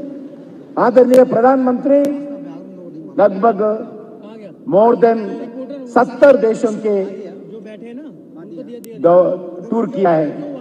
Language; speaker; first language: Hindi; non-native, local second language; Telugu